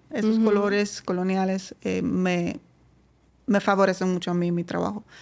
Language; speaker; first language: Spanish; non-native, fluent; Dutch